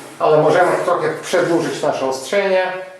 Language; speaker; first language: Polish; non-native, fluent; Ukrainian